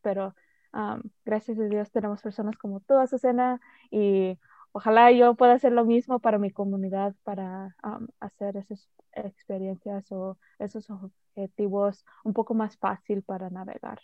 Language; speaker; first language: Spanish; early bilingual, heritage; Spanish